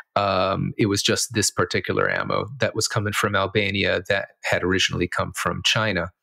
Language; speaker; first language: English; native; English